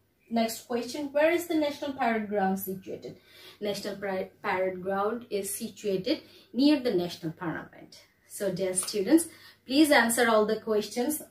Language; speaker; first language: English; non-native, local second language; Bangla